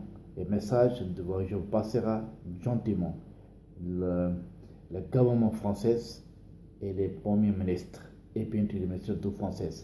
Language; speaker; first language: French; non-native, learner; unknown